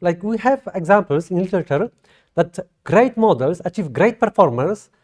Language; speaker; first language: English; non-native, fluent; Polish